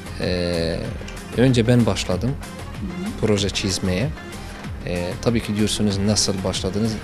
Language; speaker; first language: Turkish; non-native, learner; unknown